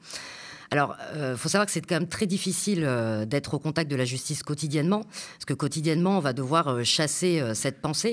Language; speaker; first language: French; native; French